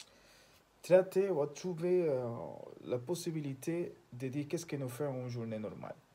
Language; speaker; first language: French; non-native, learner; Spanish